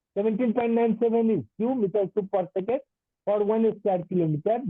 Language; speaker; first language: English; non-native, local second language; Nepali